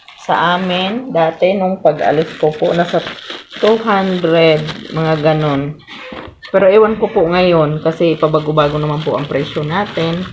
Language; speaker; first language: Filipino; non-native, local second language; Cebuano